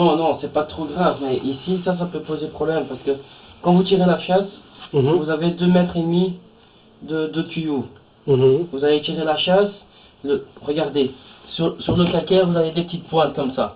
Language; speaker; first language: French; native; French